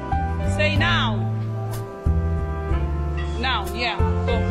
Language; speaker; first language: English; non-native, learner; Arabic